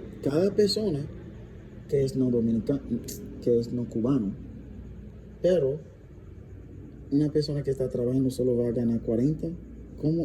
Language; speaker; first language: Spanish; non-native, learner; English